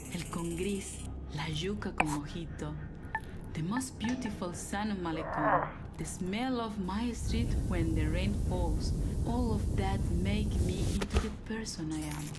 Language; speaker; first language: English; non-native, fluent; Spanish